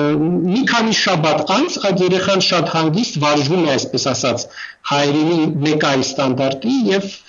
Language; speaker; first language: Armenian; non-native, fluent; Russian